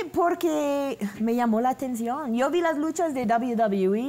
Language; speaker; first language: Spanish; non-native, fluent; English